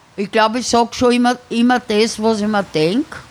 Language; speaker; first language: German; native; German